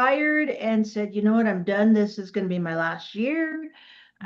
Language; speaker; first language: English; native; English